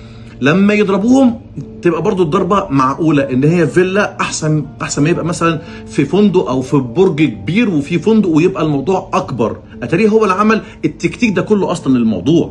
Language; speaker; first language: Arabic; native; Arabic